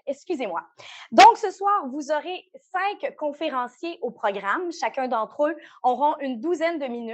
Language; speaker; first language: French; native; French